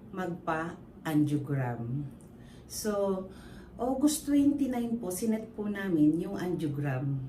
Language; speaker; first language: Filipino; native; Filipino